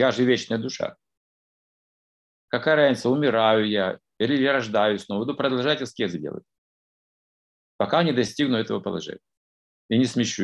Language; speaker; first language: Russian; native; Russian